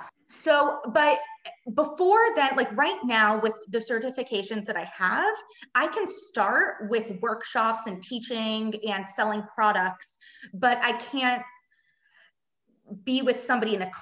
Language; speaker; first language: English; native; English